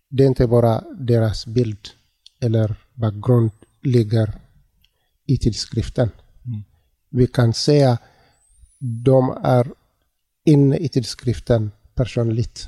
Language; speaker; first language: Swedish; non-native, learner; Tigrinya